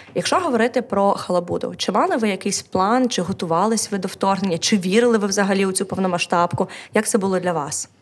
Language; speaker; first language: Ukrainian; native; Ukrainian